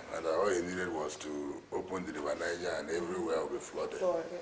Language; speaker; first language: English; non-native, local second language; Igbo